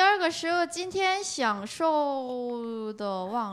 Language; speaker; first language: Chinese; non-native, learner; Korean